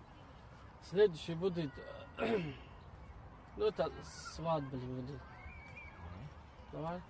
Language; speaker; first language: Russian; non-native, learner; Tajik